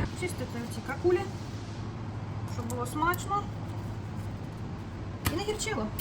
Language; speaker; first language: Ukrainian; native; Ukrainian